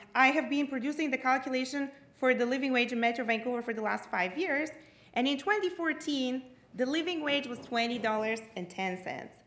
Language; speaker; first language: English; non-native, fluent; Bulgarian